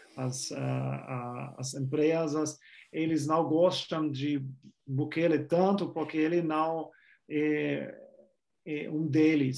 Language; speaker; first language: Portuguese; non-native, fluent; German